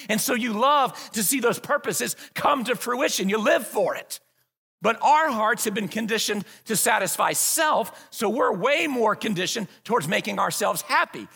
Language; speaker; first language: English; native; English